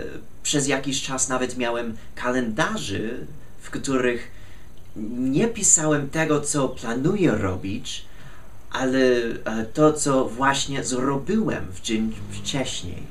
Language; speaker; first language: Polish; non-native, fluent; English